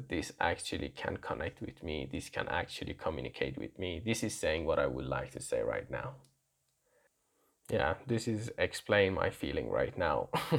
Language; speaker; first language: English; non-native, fluent; Persian